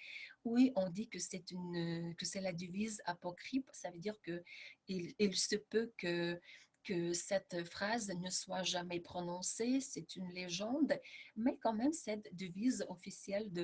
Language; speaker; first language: French; non-native, fluent; Lithuanian